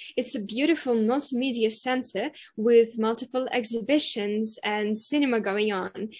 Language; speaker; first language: English; non-native, fluent; Russian